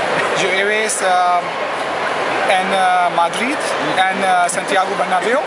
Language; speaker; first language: Spanish; non-native, learner; Urdu